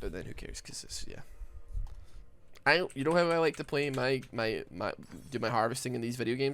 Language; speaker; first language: English; native; English